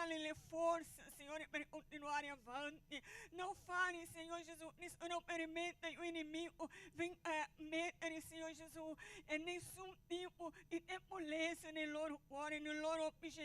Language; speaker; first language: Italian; non-native, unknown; Portuguese